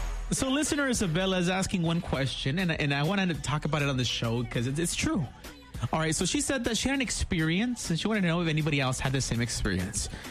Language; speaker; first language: English; early bilingual, other home language; Spanish